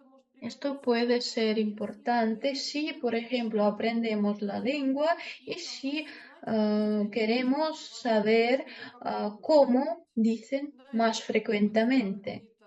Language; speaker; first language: Spanish; non-native, fluent; Russian